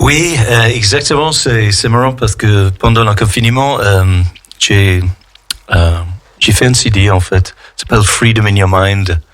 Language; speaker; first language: French; non-native, fluent; English